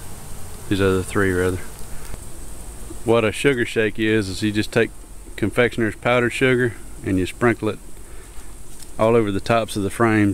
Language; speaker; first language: English; native; English